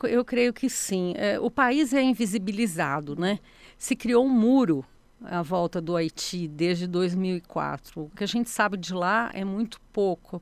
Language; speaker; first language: Portuguese; native; Portuguese